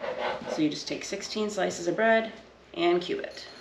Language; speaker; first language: English; native; English